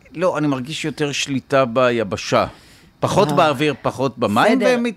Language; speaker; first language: Hebrew; native; Hebrew